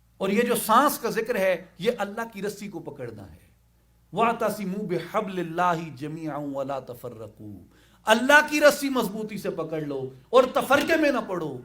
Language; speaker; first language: Urdu; non-native, local second language; Saraiki